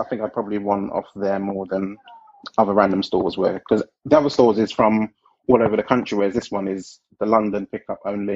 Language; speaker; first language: English; native; English